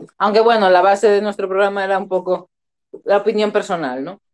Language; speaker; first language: Spanish; native; Spanish